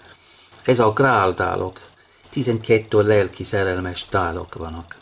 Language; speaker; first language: Hungarian; non-native, learner; English